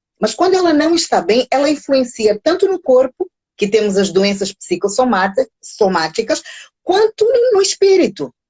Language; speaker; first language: Portuguese; native; Portuguese